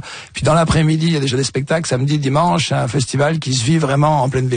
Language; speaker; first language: French; native; French